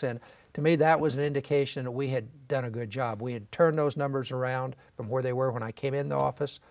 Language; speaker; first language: English; native; English